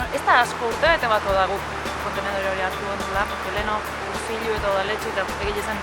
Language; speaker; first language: Basque; native; Basque